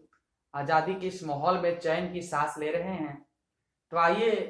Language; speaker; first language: Hindi; native; Hindi